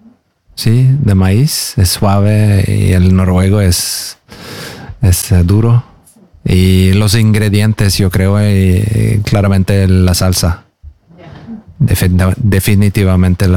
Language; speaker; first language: Spanish; non-native, learner; Norwegian